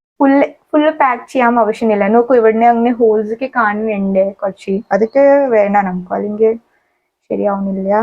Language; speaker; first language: Malayalam; non-native, fluent; Hindi